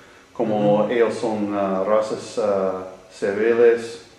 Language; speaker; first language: Spanish; non-native, learner; English